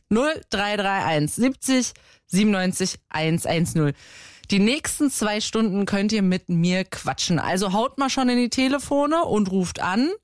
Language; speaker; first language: German; native; German